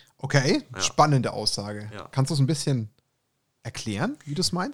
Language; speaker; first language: German; native; German